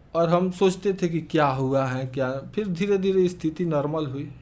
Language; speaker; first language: Hindi; native; Hindi